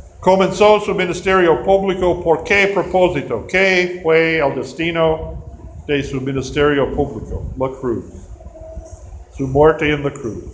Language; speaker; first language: Spanish; non-native, fluent; English